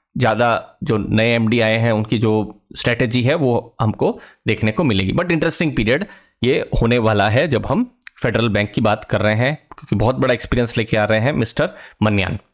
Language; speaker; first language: Hindi; native; Hindi